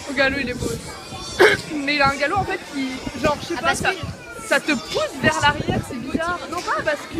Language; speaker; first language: French; native; French